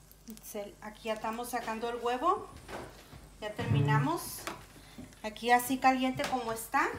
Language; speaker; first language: Spanish; native; Spanish